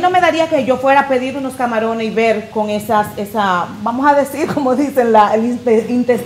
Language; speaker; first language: Spanish; native; Spanish